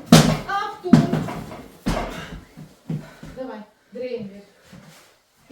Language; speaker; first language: German; non-native, learner; Russian